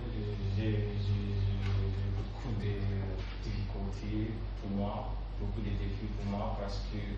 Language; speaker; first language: French; non-native, learner; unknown